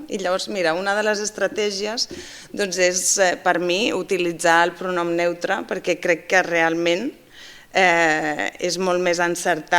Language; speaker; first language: Catalan; non-native, fluent; Basque